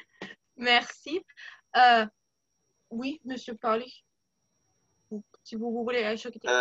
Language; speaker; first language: French; non-native, fluent; German